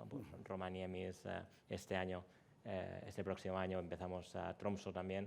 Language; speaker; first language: Spanish; native; Spanish